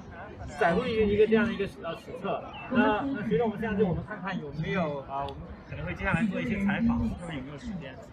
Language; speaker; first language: Chinese; native; Chinese